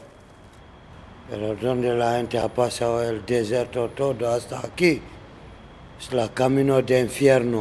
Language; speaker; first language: Spanish; non-native, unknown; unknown